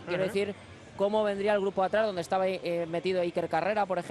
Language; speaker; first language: Spanish; native; Spanish